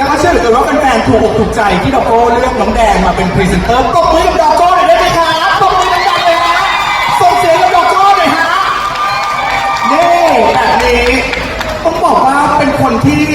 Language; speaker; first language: Thai; native; Thai